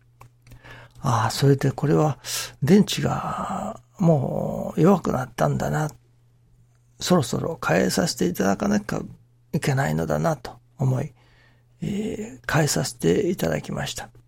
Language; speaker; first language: Japanese; native; Japanese